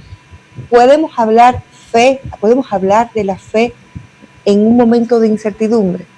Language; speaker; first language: Spanish; native; Spanish